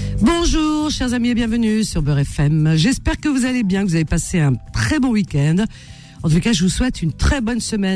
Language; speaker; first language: French; native; French